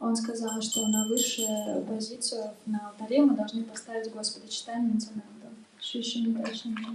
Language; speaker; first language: Russian; native; Russian